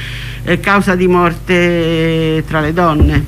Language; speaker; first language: Italian; native; Italian